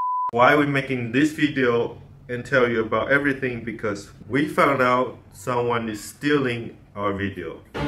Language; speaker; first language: English; non-native, fluent; Chinese